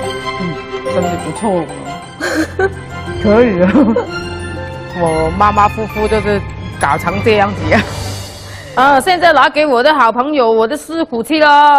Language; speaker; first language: Chinese; non-native, local second language; Cantonese